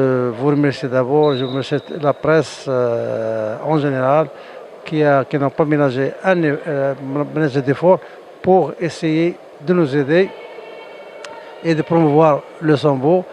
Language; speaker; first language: French; non-native, local second language; Arabic